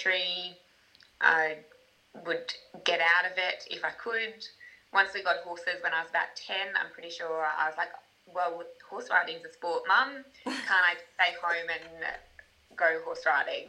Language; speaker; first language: English; native; English